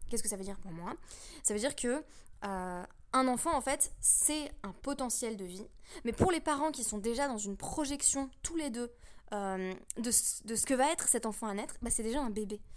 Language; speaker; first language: French; native; French